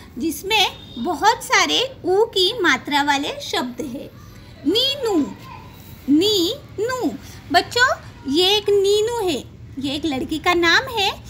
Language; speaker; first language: Hindi; non-native, local second language; Marathi